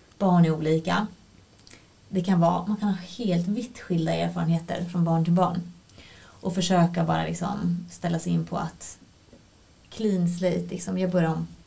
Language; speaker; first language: Swedish; native; Swedish